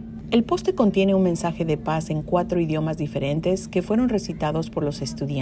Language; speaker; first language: Spanish; native; Spanish